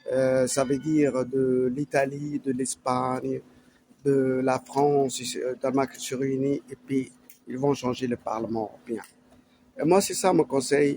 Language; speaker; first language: French; non-native, learner; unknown